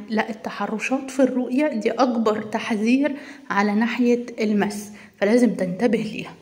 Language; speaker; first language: Arabic; native; Arabic